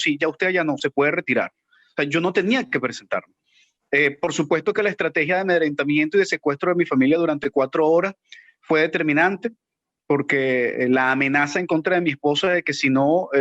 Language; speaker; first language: Spanish; native; Spanish